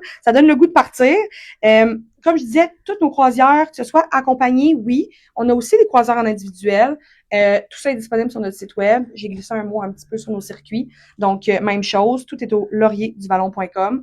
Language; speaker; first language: French; native; French